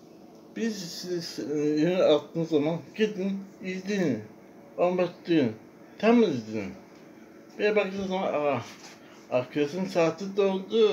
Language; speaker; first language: Turkish; non-native, learner; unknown